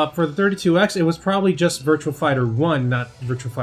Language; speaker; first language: English; native; English